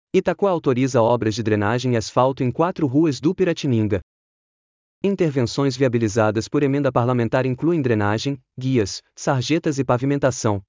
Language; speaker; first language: Portuguese; native; Portuguese